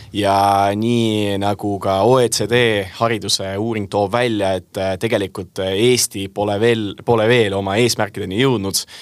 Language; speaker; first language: Estonian; non-native, local second language; Russian